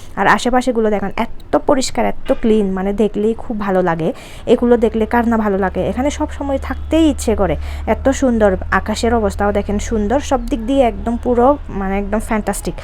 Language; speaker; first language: Bangla; non-native, local second language; Chakma